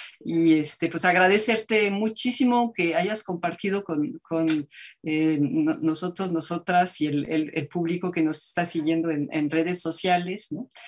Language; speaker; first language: Spanish; native; Spanish